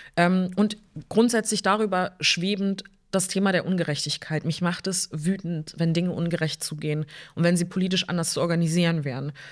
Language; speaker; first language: German; early bilingual, other home language; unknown